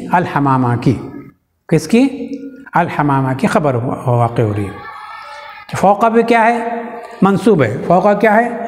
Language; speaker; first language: Urdu; native; Urdu